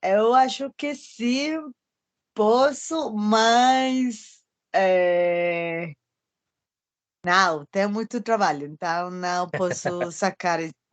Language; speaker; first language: Portuguese; non-native, fluent; Spanish